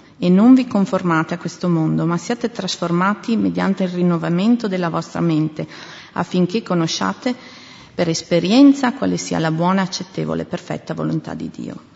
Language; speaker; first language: Italian; native; Italian